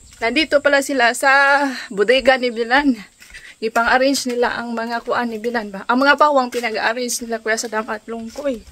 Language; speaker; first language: Filipino; non-native, local second language; Cebuano